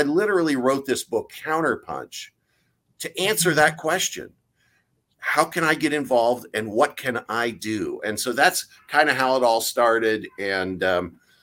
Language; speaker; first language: English; native; English